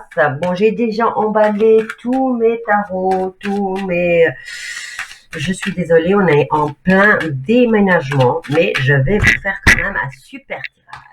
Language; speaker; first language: French; native; French